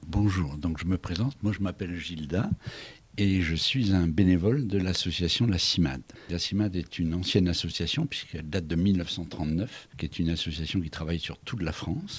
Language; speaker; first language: French; native; French